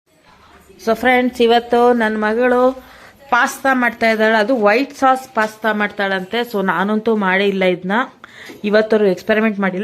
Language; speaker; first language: Kannada; native; Kannada